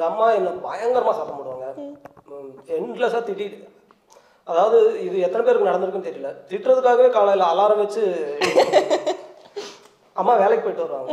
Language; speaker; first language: Tamil; native; Tamil